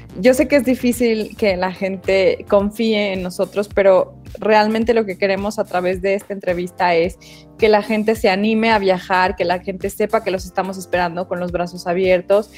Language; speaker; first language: Spanish; native; Spanish